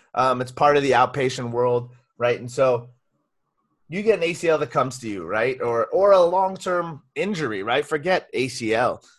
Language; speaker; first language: English; native; English